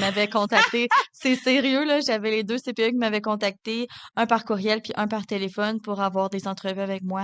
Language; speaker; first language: French; native; French